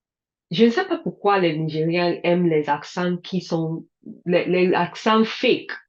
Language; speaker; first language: French; non-native, learner; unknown